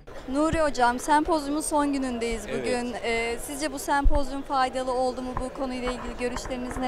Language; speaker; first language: Turkish; native; Turkish